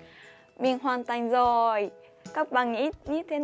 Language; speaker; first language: Vietnamese; non-native, fluent; Japanese